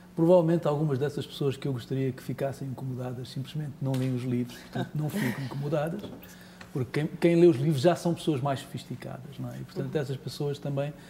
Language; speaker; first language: Portuguese; native; Portuguese